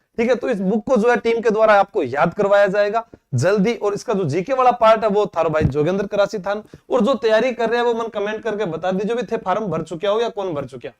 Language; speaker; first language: Hindi; native; Hindi